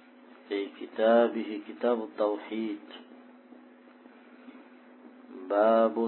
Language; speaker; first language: Arabic; non-native, fluent; Indonesian